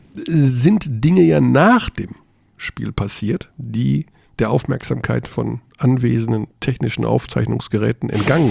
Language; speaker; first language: German; native; German